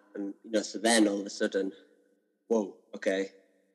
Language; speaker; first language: English; native; English